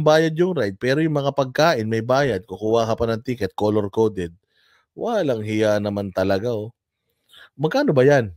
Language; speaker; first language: Filipino; native; Filipino